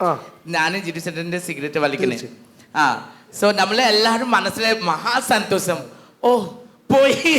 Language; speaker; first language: Malayalam; non-native, local second language; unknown